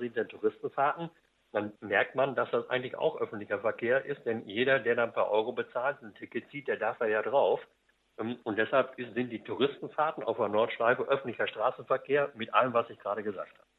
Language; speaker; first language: German; native; German